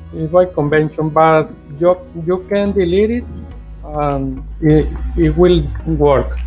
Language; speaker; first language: English; non-native, fluent; Spanish